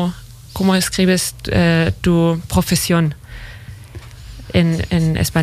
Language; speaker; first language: Spanish; non-native, fluent; German